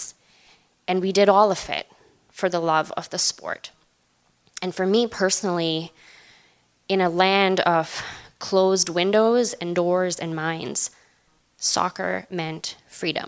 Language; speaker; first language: English; non-native, local second language; Urdu